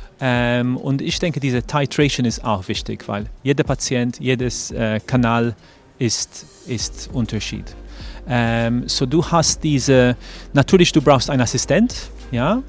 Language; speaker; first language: German; non-native, fluent; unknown